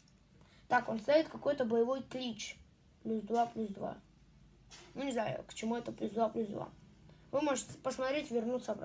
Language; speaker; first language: Russian; native; Russian